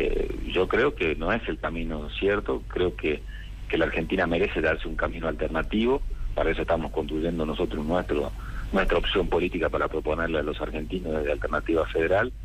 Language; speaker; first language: Spanish; native; Spanish